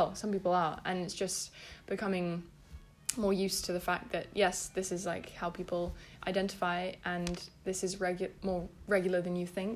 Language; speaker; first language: English; native; English